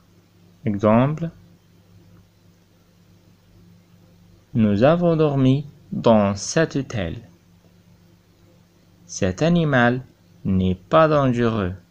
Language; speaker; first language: French; non-native, fluent; Arabic